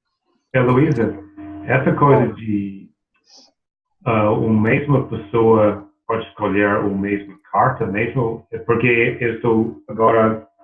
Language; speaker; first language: Portuguese; non-native, learner; English